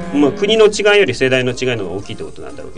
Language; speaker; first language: Japanese; native; Japanese